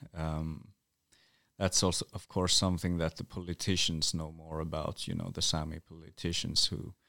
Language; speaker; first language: English; non-native, fluent; Northern Sami